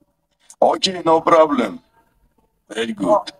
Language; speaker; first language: English; non-native, learner; Armenian